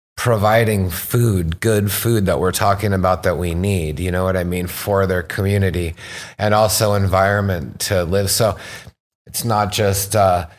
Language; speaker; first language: English; native; English